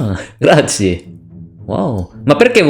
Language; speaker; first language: Italian; non-native, fluent; Indonesian